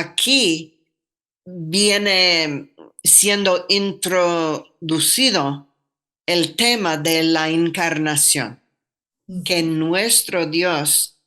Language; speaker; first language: Spanish; non-native, fluent; English